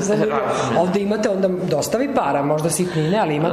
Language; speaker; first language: Serbian; native; Serbian